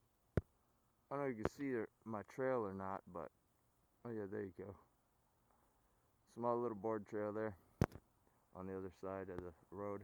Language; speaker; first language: English; native; English